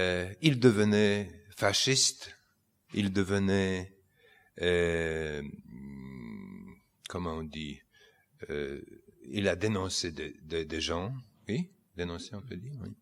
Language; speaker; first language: French; non-native, fluent; Polish